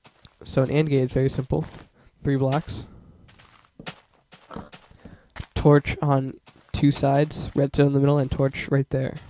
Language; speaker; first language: English; native; English